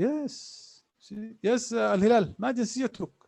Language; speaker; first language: Arabic; non-native, fluent; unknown